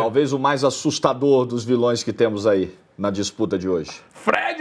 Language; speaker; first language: Portuguese; native; Portuguese